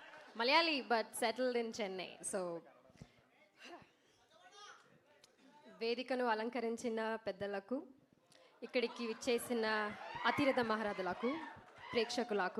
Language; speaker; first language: Telugu; non-native, learner; Malayalam